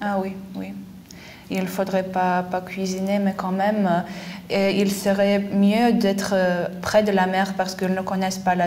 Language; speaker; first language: French; non-native, fluent; Lithuanian